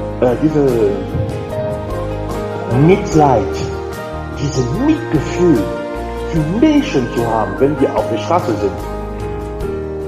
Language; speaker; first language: German; non-native, learner; French